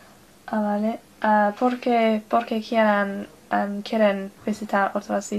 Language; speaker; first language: Spanish; non-native, learner; English